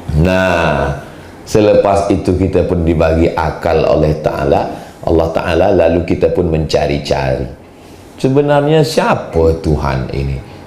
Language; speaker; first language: Malay; native; Malay